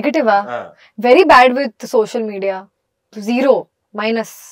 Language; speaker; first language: Telugu; non-native, local second language; Hindi